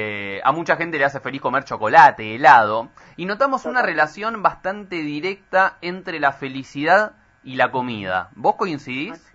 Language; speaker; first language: Spanish; native; Spanish